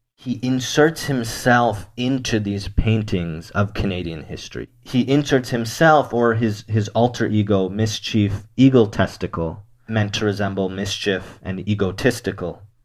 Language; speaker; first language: English; native; English